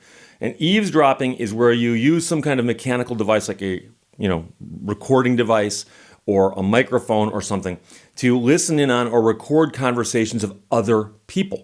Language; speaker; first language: English; native; English